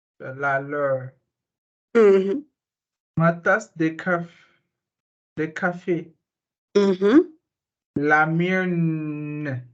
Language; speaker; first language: French; non-native, learner; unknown